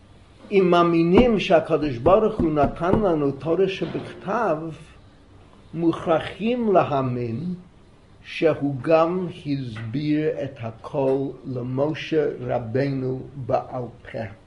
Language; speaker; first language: Hebrew; non-native, fluent; English